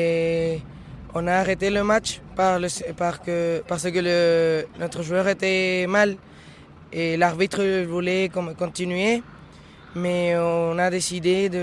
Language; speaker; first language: French; non-native, learner; Spanish